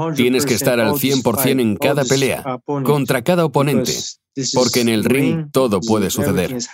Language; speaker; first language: Spanish; non-native, fluent; Chinese